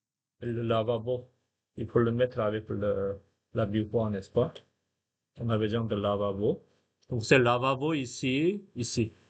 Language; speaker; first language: French; non-native, fluent; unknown